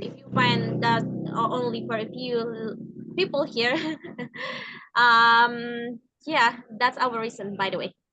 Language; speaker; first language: English; non-native, learner; Indonesian